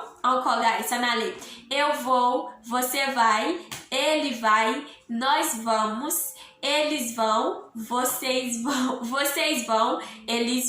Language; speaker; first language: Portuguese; non-native, learner; Haitian Creole